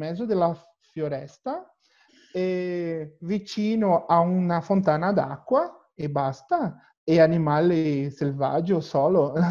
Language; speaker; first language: Italian; non-native, learner; Portuguese